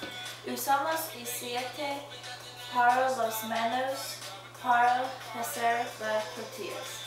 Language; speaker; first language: Spanish; non-native, learner; English